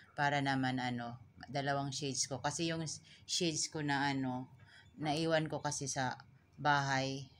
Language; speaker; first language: Filipino; non-native, local second language; Surigaonon